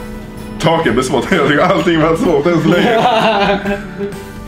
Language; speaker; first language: Swedish; native; Swedish